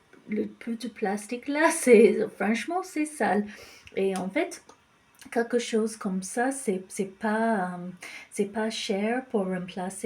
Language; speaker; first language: French; non-native, fluent; English